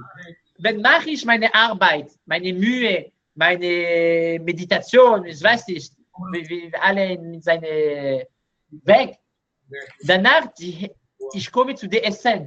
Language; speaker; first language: German; non-native, learner; Hebrew